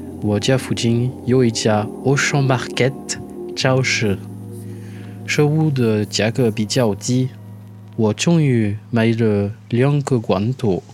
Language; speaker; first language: Chinese; non-native, learner; French